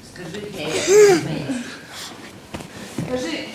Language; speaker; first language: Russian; native; Russian